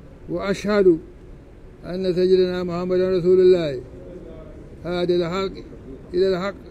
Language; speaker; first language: Arabic; non-native, fluent; Hausa